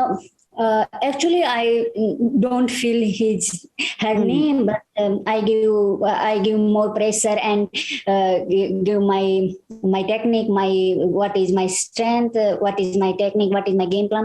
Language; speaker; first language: English; non-native, learner; Hindi